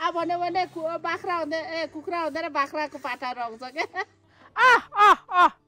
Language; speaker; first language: Nepali; native; Nepali